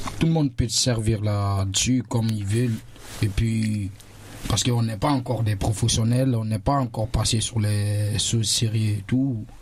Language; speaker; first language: French; non-native, local second language; Susu